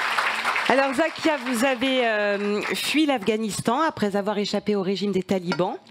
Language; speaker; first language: French; native; French